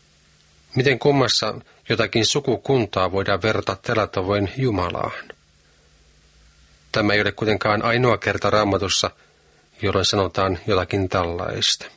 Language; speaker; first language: Finnish; native; Finnish